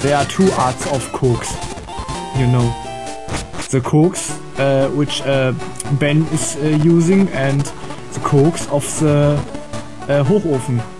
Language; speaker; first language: English; non-native, learner; German